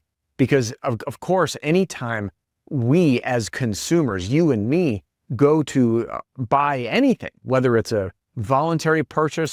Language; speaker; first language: English; native; English